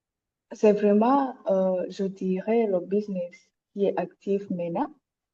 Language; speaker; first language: French; non-native, local second language; Rundi